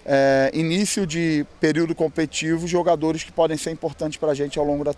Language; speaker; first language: Portuguese; native; Portuguese